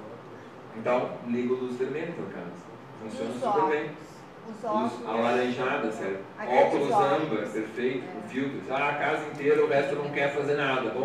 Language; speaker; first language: Portuguese; native; Portuguese